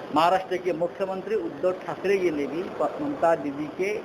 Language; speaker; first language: Hindi; non-native, local second language; Marathi